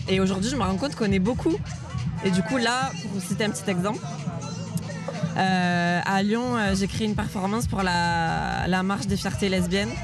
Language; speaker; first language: French; native; French